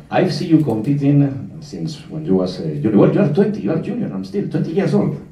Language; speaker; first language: English; non-native, fluent; Spanish